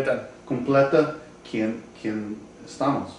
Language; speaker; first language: Spanish; non-native, learner; English